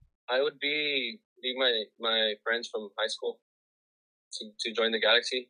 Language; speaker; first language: English; early bilingual, other home language; Spanish